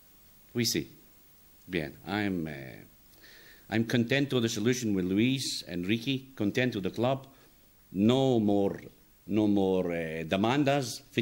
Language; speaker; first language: English; non-native, learner; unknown